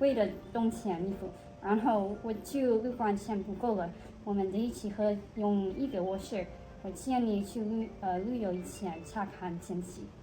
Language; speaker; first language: Chinese; non-native, learner; English